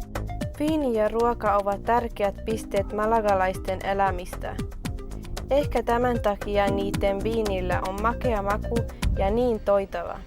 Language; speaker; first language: Finnish; non-native, learner; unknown